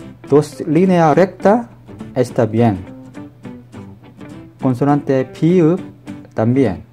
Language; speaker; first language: Spanish; non-native, learner; Korean